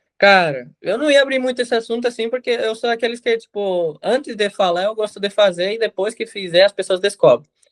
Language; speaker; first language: Portuguese; non-native, fluent; Spanish